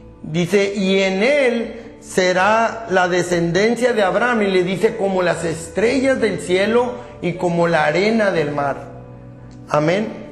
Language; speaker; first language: Spanish; native; Spanish